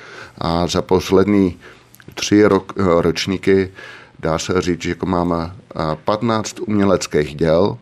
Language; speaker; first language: Czech; non-native, fluent; Dutch